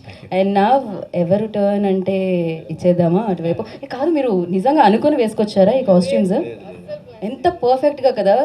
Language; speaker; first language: Telugu; native; Telugu